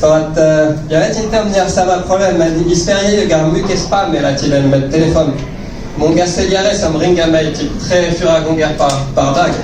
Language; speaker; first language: Swedish; non-native, learner; French